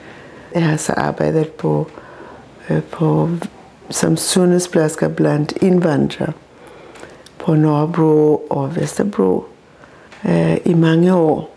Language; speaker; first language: Danish; non-native, local second language; Masai